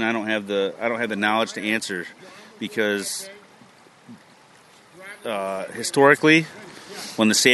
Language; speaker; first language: English; native; English